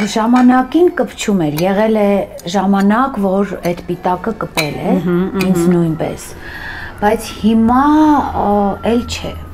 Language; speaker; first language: Armenian; native; Armenian